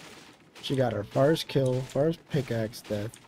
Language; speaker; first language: English; native; English